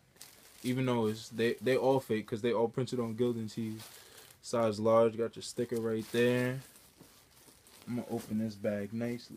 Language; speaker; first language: English; native; English